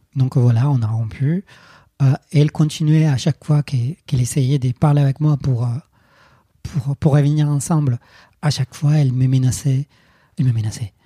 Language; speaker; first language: French; non-native, fluent; Spanish